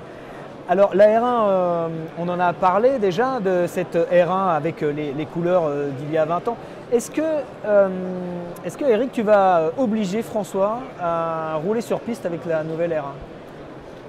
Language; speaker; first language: French; native; French